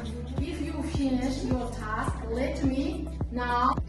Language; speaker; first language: English; non-native, learner; Kazakh